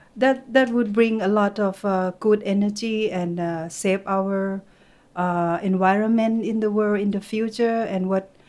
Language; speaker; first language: English; non-native, learner; Thai